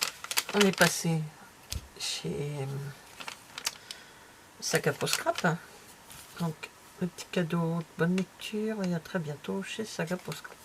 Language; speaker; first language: French; native; French